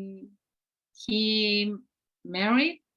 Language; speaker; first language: English; non-native, learner; Spanish